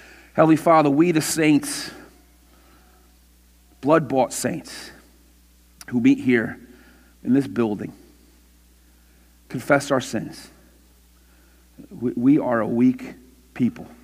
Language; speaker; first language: English; native; English